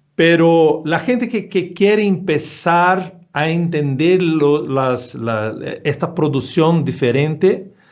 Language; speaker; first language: Spanish; non-native, fluent; Portuguese